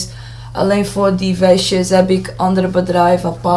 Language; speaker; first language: Dutch; non-native, learner; Portuguese